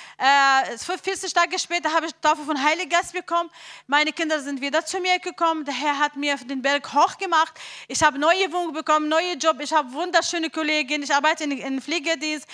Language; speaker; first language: German; non-native, learner; Arabic